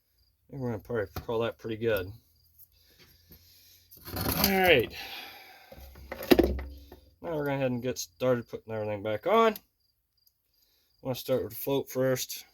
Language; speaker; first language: English; native; English